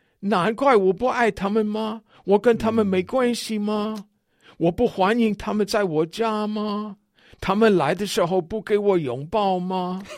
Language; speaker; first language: Chinese; non-native, fluent; English